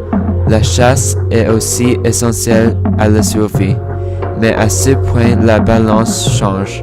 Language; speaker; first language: French; non-native, learner; English